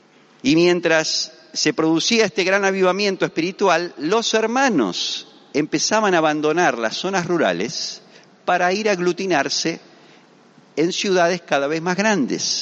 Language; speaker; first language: Spanish; native; Spanish